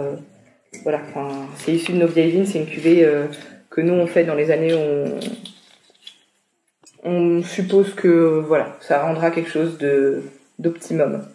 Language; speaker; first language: French; native; French